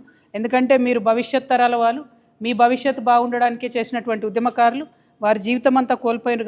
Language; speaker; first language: Telugu; native; Telugu